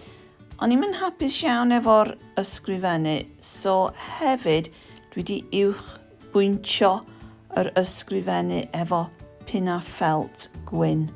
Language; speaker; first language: Welsh; non-native, fluent; English